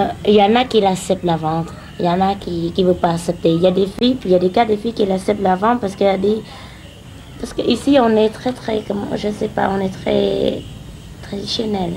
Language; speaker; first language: French; non-native, learner; Khmer